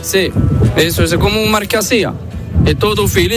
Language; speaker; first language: Spanish; non-native, learner; Arabic